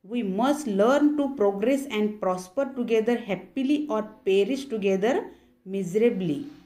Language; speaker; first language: English; non-native, local second language; Marathi